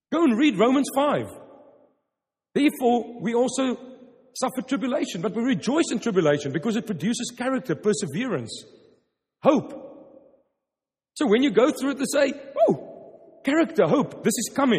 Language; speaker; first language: English; non-native, local second language; Afrikaans